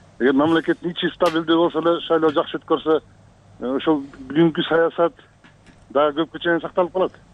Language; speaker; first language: Kyrgyz; non-native, local second language; Uzbek